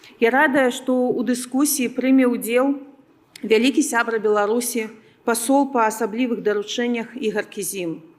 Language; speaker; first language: Belarusian; non-native, local second language; Russian